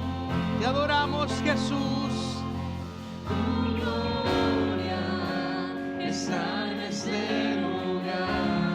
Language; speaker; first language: Spanish; native; Spanish